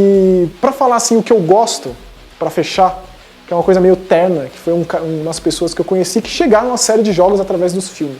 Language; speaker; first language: Portuguese; native; Portuguese